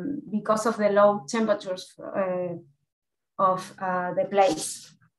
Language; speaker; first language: English; non-native, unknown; Spanish